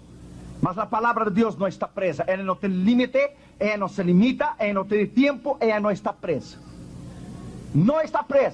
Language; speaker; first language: Spanish; non-native, fluent; Portuguese